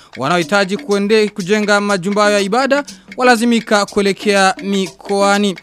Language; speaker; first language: Swahili; non-native, local second language; Rundi